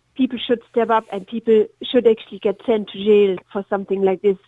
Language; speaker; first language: English; non-native, fluent; German